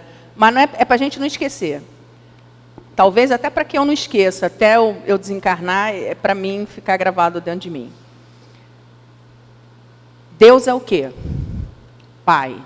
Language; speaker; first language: Portuguese; native; Portuguese